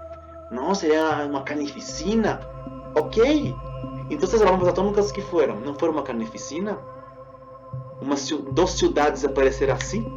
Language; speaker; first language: Portuguese; non-native, fluent; Spanish